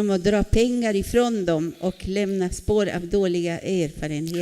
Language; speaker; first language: Swedish; non-native, fluent; Spanish